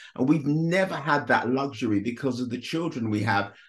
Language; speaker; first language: English; native; English